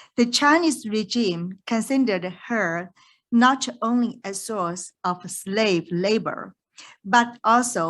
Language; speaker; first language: English; non-native, fluent; Chinese